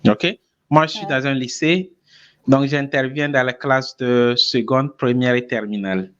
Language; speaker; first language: French; non-native, fluent; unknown